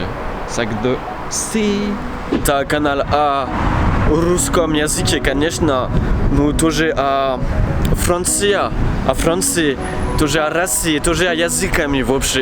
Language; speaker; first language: Russian; non-native, fluent; French